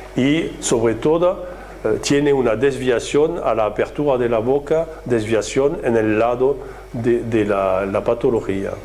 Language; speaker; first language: Spanish; non-native, fluent; French